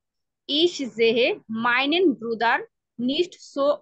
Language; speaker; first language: German; non-native, learner; Bangla